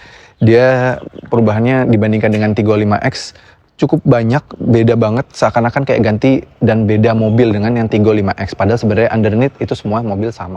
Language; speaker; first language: Indonesian; native; Indonesian